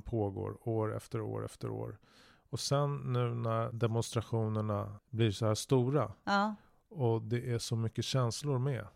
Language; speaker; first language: Swedish; native; Swedish